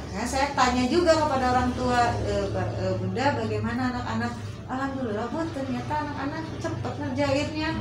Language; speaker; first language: Indonesian; non-native, local second language; Sundanese